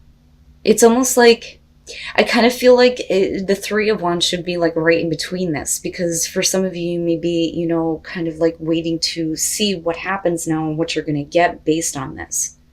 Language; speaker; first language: English; native; English